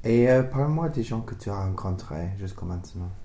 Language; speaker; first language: French; non-native, fluent; English